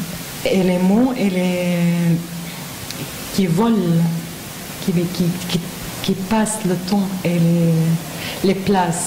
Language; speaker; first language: French; non-native, learner; Arabic